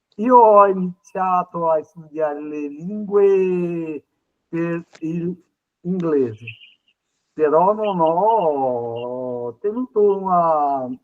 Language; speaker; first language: Italian; non-native, learner; Portuguese